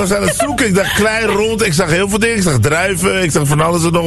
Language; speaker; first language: Dutch; native; Dutch